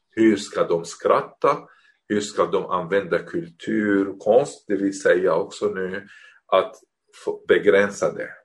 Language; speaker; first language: Swedish; non-native, fluent; Arabic